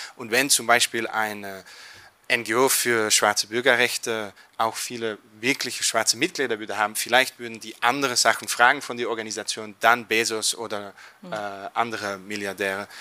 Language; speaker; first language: German; non-native, fluent; Dutch